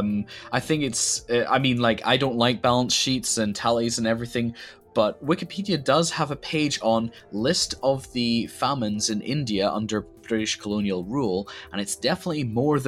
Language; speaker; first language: English; native; English